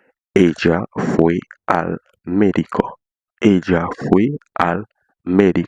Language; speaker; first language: Spanish; non-native, fluent; Haitian Creole